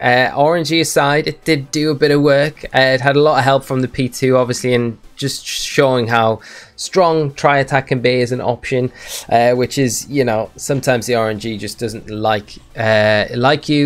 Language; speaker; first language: English; native; English